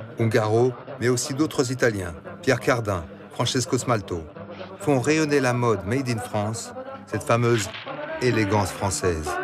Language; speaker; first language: French; native; French